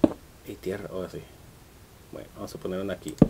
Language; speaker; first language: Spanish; early bilingual, heritage; Spanish